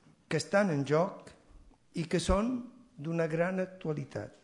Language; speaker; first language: Catalan; non-native, fluent; Italian